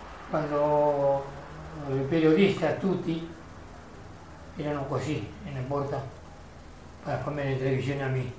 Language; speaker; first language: Italian; non-native, learner; Spanish